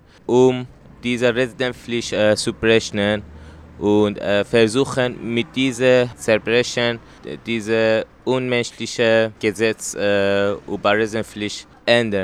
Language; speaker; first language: German; non-native, learner; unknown